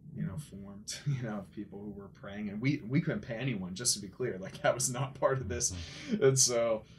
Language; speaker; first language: English; native; English